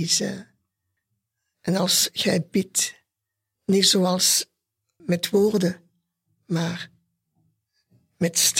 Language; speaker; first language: Dutch; non-native, local second language; French